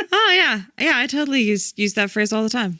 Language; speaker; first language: English; native; English